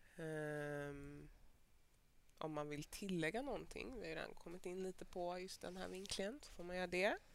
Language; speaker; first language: Swedish; native; Swedish